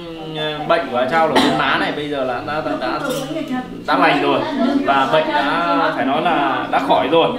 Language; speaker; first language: Vietnamese; native; Vietnamese